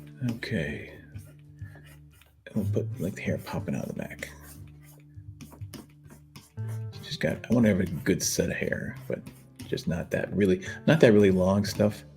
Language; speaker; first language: English; native; English